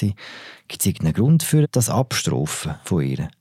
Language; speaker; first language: German; native; German